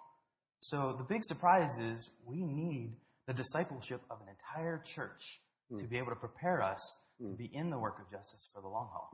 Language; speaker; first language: English; native; English